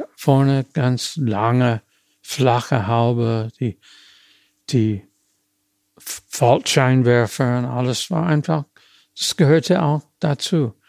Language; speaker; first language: German; non-native, fluent; English